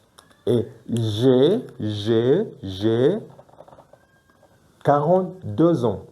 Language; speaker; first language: French; non-native, fluent; Ganda